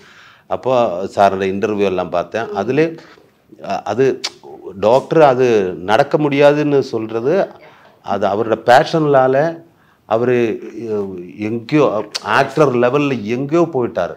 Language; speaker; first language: Tamil; non-native, learner; Malayalam